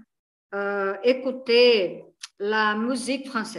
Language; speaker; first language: French; non-native, learner; Portuguese